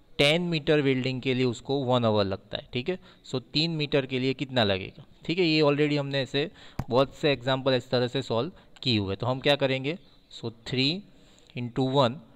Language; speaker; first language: Hindi; non-native, local second language; Gujarati